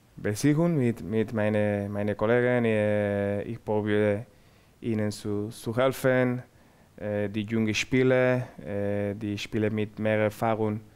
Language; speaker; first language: German; non-native, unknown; Spanish